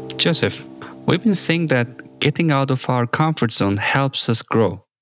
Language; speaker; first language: English; non-native, fluent; Turkish